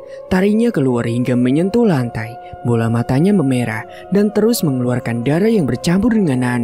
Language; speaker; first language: Indonesian; native; Indonesian